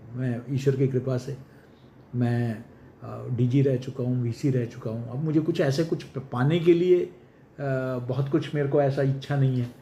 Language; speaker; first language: Hindi; non-native, local second language; Malayalam